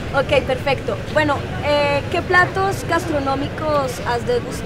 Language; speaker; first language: Spanish; native; Spanish